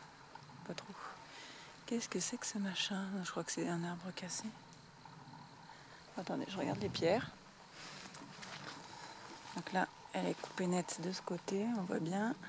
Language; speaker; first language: French; native; French